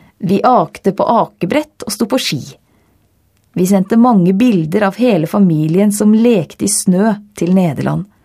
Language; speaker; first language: Norwegian; non-native, fluent; Dutch